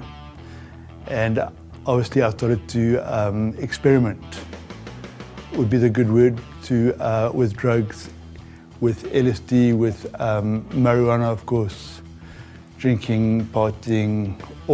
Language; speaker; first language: English; native; English